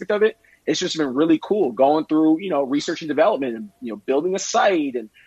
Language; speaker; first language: English; native; English